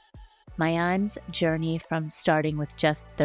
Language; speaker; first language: English; native; English